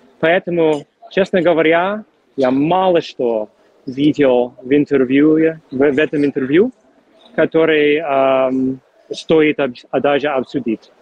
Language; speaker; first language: Russian; non-native, fluent; English